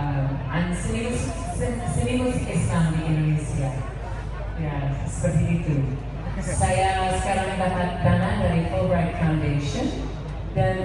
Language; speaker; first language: Indonesian; non-native, fluent; English